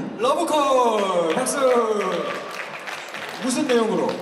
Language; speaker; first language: Korean; native; Korean